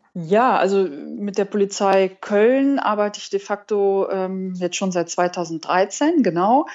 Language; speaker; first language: German; native; German